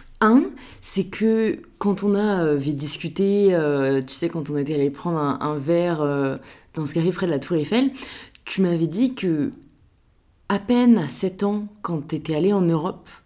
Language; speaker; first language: French; native; French